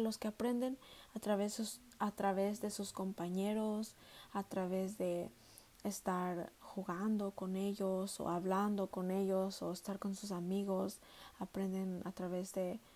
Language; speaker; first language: Spanish; early bilingual, heritage; Spanish